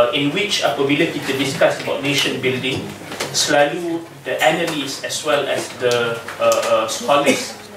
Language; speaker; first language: English; non-native, local second language; Malay